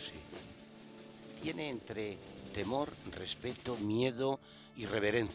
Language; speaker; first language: Spanish; native; Spanish